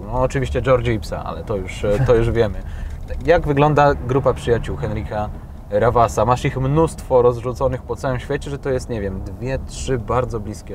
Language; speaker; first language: Polish; native; Polish